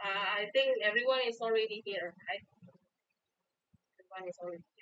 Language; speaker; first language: English; non-native, fluent; Indonesian